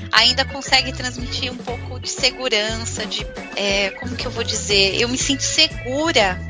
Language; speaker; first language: Portuguese; native; Portuguese